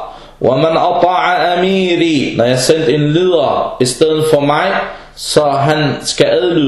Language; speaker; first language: Danish; early bilingual, other home language; Arabic